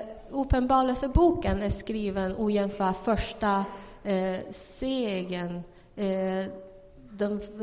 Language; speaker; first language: Swedish; non-native, fluent; Chinese